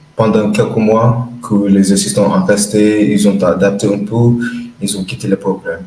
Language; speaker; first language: French; non-native, learner; English